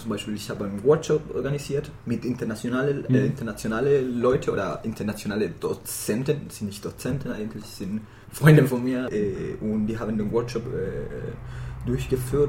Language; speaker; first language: German; non-native, fluent; Spanish